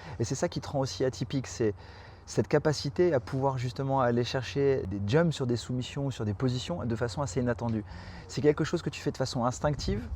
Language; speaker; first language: French; native; French